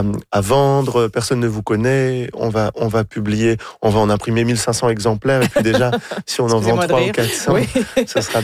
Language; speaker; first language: French; native; French